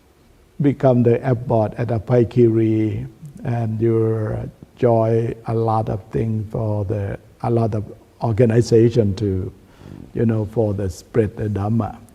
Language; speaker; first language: English; non-native, learner; Thai